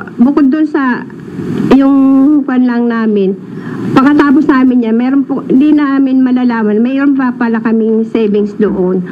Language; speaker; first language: Filipino; native; Filipino